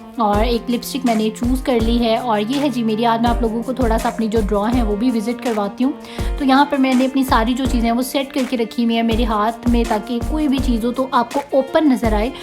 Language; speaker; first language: Urdu; native; Urdu